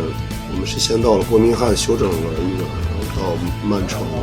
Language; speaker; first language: Chinese; native; Chinese